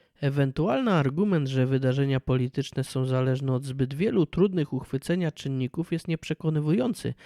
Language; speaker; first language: Polish; native; Polish